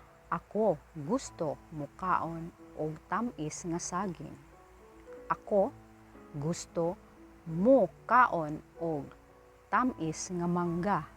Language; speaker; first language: Cebuano; non-native, learner; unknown